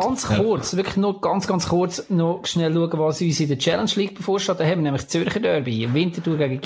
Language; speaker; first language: German; native; German